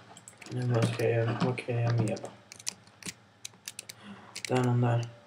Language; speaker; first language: Swedish; native; Swedish